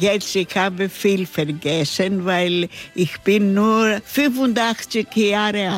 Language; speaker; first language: German; non-native, learner; Greek